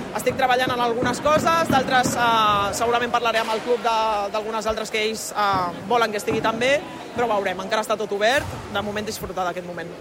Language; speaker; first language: Catalan; early bilingual, other home language; Spanish